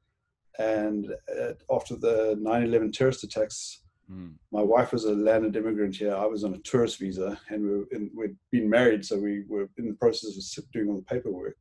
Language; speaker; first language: English; native; English